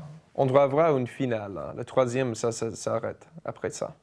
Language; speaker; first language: French; non-native, fluent; English